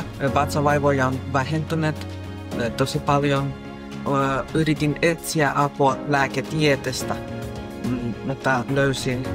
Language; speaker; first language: Finnish; non-native, fluent; Spanish